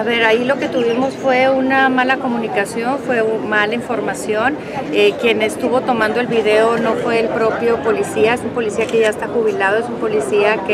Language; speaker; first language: Spanish; native; Spanish